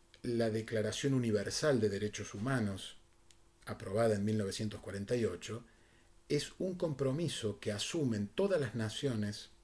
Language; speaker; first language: Spanish; native; Spanish